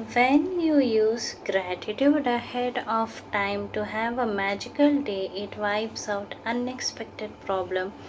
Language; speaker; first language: English; non-native, local second language; Kannada